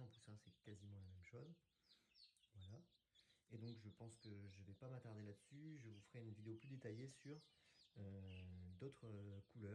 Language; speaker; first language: French; native; French